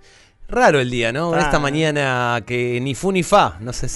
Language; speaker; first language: Spanish; native; Spanish